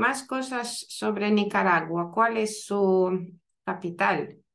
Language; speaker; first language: Spanish; non-native, fluent; Lithuanian